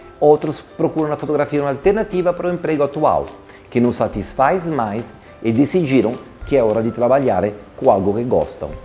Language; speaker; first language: Portuguese; non-native, fluent; Italian